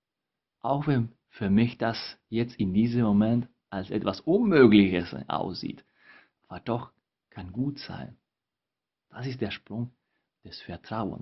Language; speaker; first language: German; non-native, fluent; Spanish